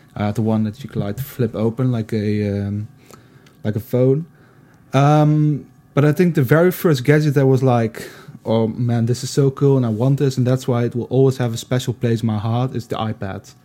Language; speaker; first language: English; non-native, fluent; Dutch